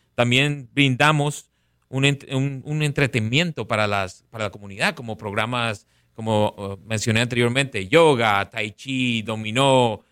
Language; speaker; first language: Spanish; native; Spanish